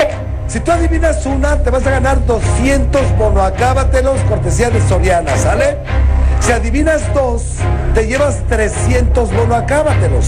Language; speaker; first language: Spanish; native; Spanish